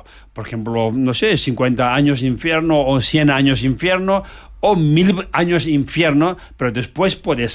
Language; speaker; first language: Spanish; non-native, learner; Tibetan